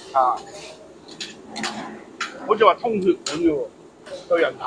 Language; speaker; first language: Cantonese; native; Cantonese